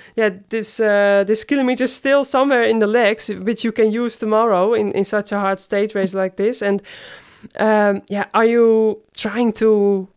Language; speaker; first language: English; non-native, fluent; Dutch